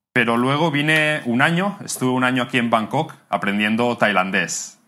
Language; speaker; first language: Spanish; native; Spanish